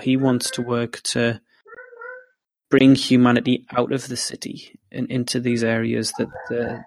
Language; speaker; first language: English; native; English